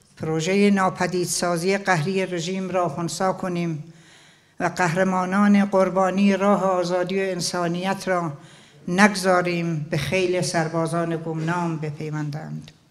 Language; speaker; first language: Persian; non-native, local second language; Central Kurdish